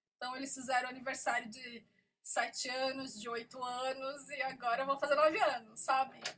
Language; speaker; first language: Portuguese; native; Portuguese